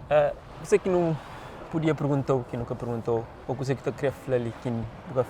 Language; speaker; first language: Portuguese; non-native, local second language; Kabuverdianu